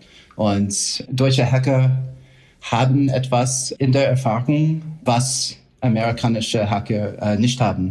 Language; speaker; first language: German; non-native, fluent; English